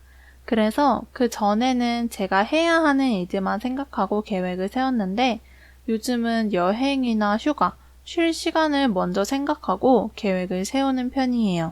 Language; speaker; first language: Korean; native; Korean